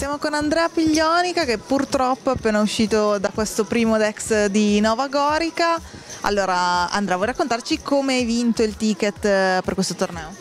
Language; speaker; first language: Italian; native; Italian